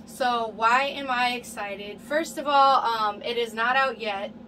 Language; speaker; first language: English; native; English